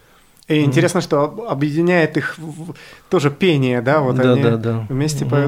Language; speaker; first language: Russian; native; Russian